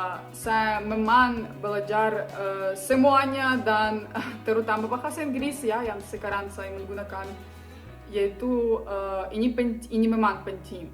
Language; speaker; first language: Indonesian; non-native, learner; Ukrainian